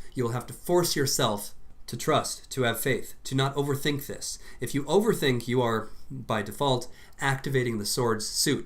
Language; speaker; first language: English; native; English